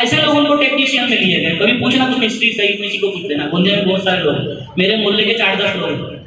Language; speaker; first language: Hindi; non-native, local second language; Marathi